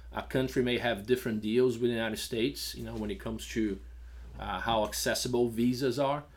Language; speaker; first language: English; non-native, fluent; Portuguese